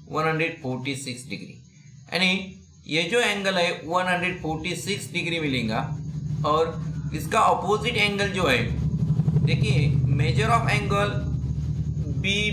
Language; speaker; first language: Hindi; non-native, local second language; Marathi